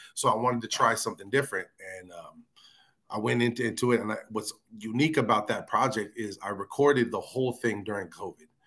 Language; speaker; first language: English; native; English